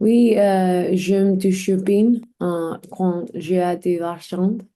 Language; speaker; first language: French; non-native, learner; English